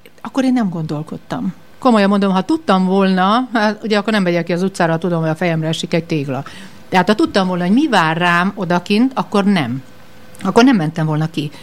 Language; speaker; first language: Hungarian; native; Hungarian